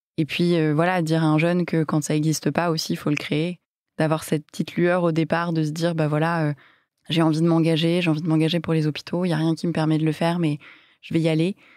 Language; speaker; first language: French; native; French